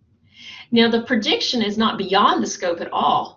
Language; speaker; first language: English; native; English